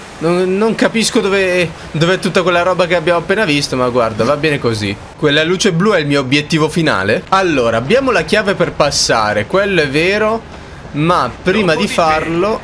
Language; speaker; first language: Italian; native; Italian